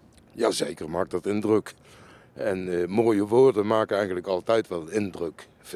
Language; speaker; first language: Dutch; native; Dutch